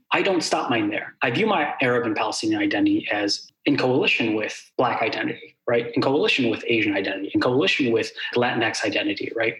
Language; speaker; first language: English; early bilingual, other home language; Arabic